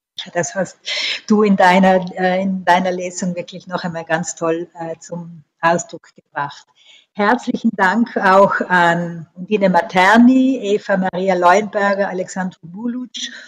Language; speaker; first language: German; native; German